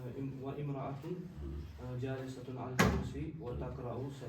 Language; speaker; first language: Arabic; non-native, learner; Urdu